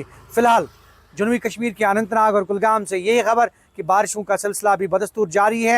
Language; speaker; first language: Hindi; non-native, local second language; Kashmiri